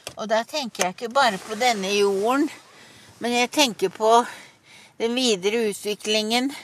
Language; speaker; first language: Norwegian; native; Norwegian